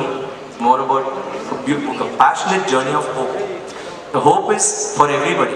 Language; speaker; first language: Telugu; non-native, fluent; Tamil